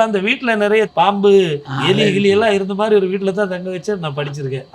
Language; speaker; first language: Tamil; native; Tamil